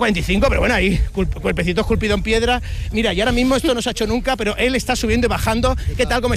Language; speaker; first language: Spanish; native; Spanish